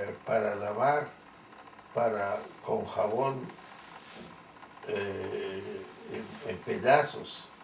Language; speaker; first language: Spanish; non-native, fluent; Yiddish